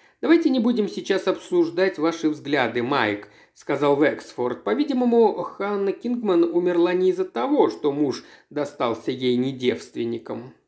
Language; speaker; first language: Russian; native; Russian